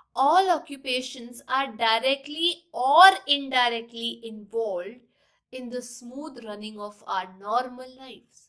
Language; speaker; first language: English; non-native, local second language; Punjabi